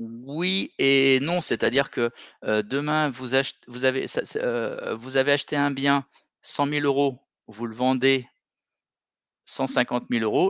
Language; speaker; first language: French; native; French